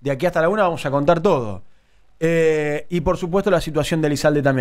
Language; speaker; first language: Spanish; native; Spanish